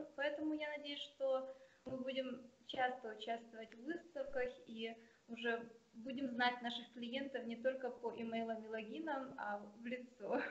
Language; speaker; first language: Russian; non-native, local second language; Ukrainian